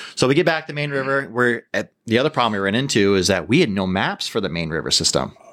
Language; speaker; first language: English; native; English